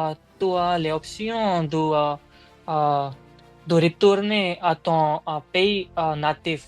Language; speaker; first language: French; non-native, learner; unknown